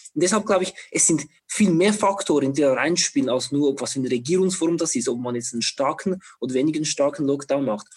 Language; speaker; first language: German; non-native, fluent; Chinese